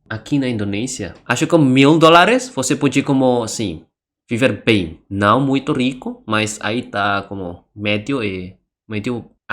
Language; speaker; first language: Portuguese; non-native, learner; Indonesian